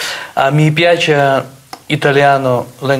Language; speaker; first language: Italian; non-native, learner; Russian